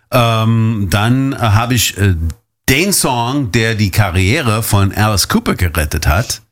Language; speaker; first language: German; non-native, fluent; English